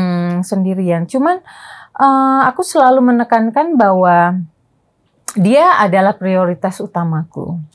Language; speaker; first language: Indonesian; native; Indonesian